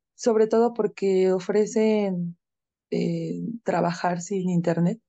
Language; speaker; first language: Spanish; native; Spanish